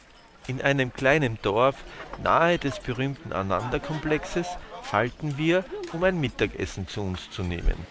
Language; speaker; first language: German; native; German